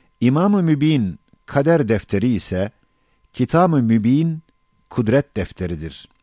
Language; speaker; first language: Turkish; native; Turkish